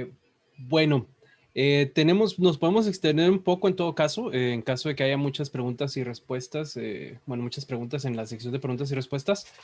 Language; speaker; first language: Spanish; native; Spanish